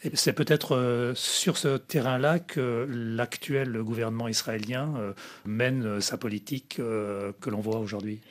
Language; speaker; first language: French; native; French